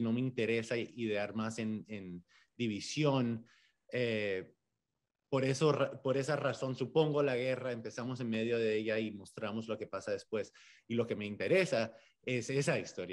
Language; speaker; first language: Spanish; early bilingual, heritage; English